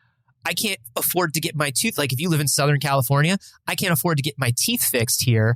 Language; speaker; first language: English; native; English